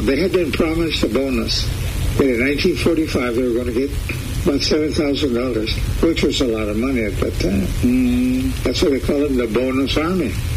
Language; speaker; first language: English; early bilingual, other home language; Spanish